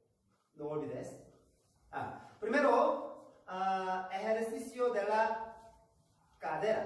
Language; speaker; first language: Spanish; non-native, learner; Korean